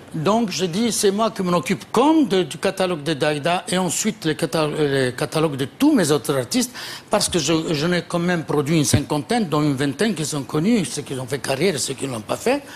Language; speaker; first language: French; non-native, fluent; Italian